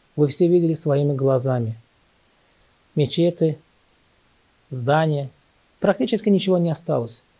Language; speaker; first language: Russian; non-native, local second language; Azerbaijani